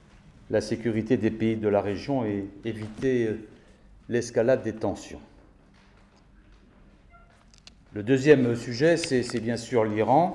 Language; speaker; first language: French; native; French